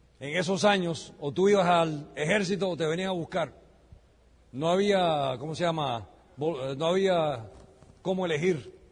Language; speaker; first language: Spanish; early bilingual, heritage; Spanish